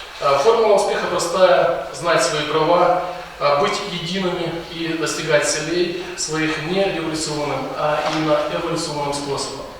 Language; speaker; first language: Russian; non-native, local second language; Ukrainian